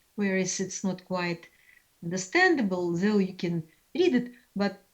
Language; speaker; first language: English; non-native, fluent; Russian